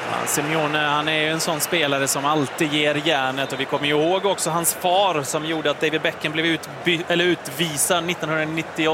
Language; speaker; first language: Swedish; native; Swedish